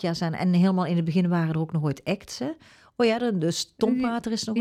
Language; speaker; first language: Dutch; native; Dutch